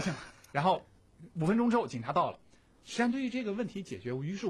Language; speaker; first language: Chinese; native; Chinese